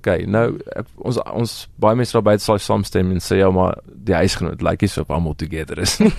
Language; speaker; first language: Afrikaans; native; Afrikaans